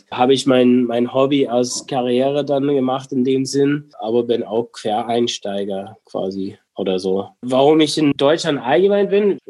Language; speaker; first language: German; non-native, fluent; English